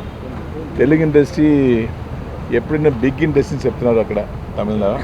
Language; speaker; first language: Telugu; non-native, learner; Tamil